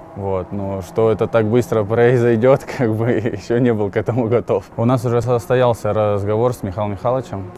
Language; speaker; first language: Russian; native; Russian